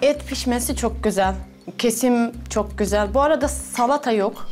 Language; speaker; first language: Turkish; native; Turkish